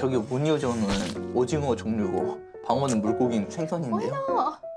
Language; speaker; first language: Korean; native; Korean